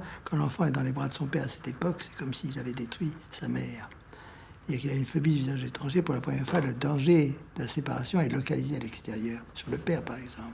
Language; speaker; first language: French; native; French